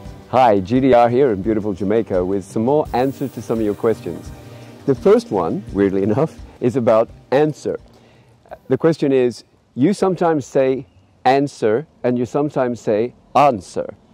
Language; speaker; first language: English; native; English